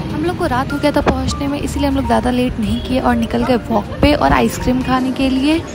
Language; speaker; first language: Hindi; native; Hindi